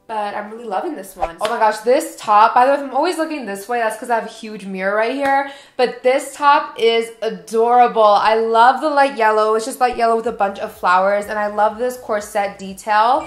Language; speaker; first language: English; native; English